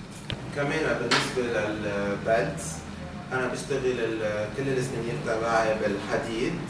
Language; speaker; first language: Arabic; native; Arabic